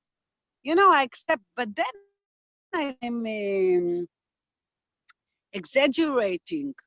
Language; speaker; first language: English; non-native, fluent; Hebrew